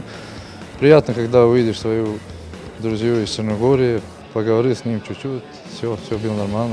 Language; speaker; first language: Russian; non-native, learner; Serbian